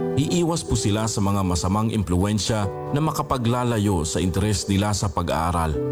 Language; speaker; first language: Filipino; non-native, local second language; Aklanon